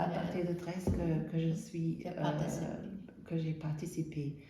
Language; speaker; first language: French; non-native, fluent; German